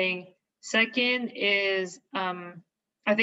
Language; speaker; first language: English; non-native, local second language; Filipino